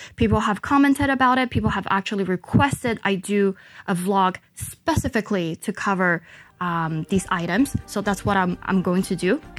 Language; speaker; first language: English; non-native, local second language; Chinese